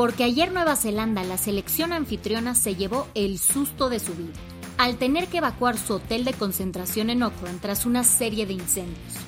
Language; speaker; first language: Spanish; native; Spanish